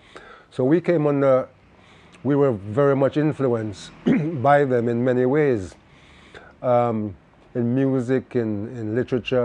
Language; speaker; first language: English; non-native, local second language; Jamaican Creole English